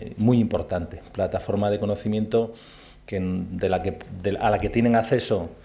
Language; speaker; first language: Spanish; native; Spanish